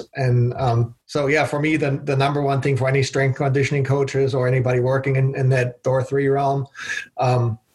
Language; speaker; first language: English; non-native, fluent; German